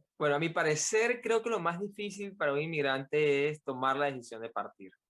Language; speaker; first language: Spanish; native; Spanish